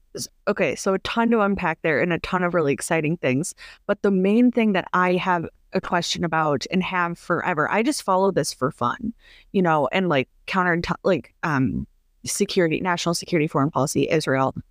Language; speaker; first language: English; native; English